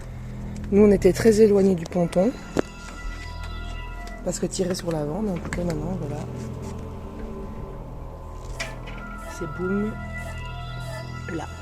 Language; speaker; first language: French; native; French